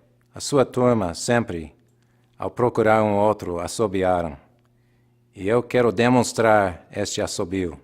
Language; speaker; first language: Portuguese; non-native, fluent; English